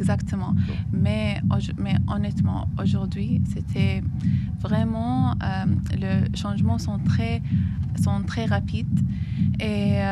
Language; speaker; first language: French; non-native, fluent; Arabic